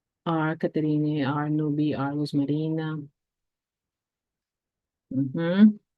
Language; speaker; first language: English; non-native, fluent; Spanish